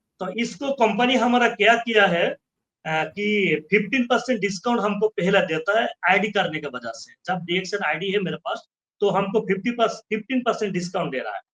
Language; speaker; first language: Hindi; non-native, fluent; Bangla